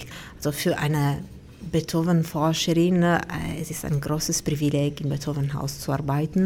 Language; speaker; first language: German; non-native, fluent; Italian